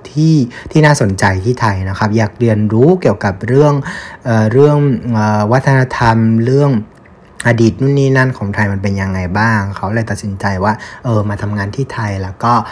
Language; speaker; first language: Thai; non-native, fluent; Vietnamese